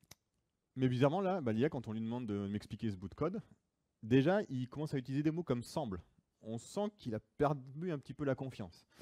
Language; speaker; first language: French; native; French